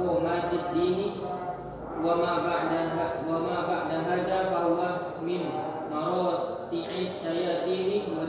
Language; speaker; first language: Arabic; non-native, learner; Indonesian